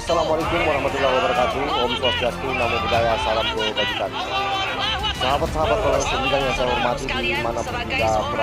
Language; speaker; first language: Indonesian; native; Indonesian